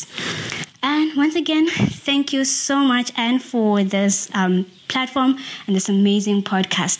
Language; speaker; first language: English; non-native, local second language; Xhosa